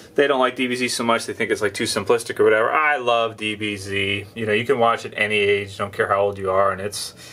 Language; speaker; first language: English; native; English